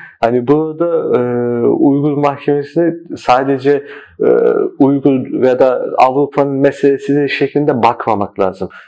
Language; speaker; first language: Turkish; early bilingual, heritage; Turkish